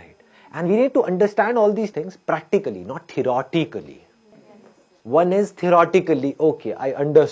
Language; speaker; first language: English; non-native, local second language; Hindi